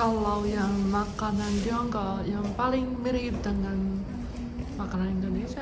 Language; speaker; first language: Indonesian; non-native, fluent; Chinese